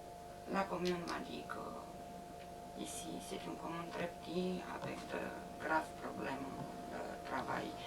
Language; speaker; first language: French; non-native, fluent; Romanian